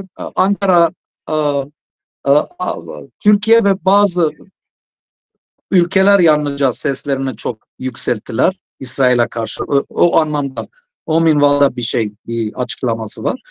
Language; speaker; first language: Turkish; non-native, fluent; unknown